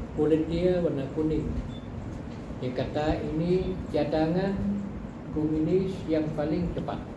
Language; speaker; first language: Malay; non-native, fluent; Eastern Cham